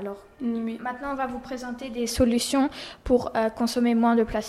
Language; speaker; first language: French; non-native, learner; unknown